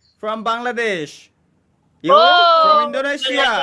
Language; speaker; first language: English; non-native, learner; Bangla